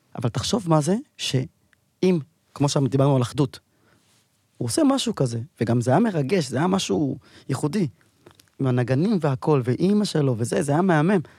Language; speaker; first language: Hebrew; native; Hebrew